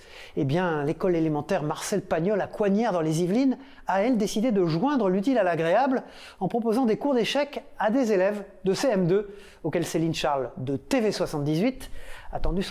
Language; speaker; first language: French; native; French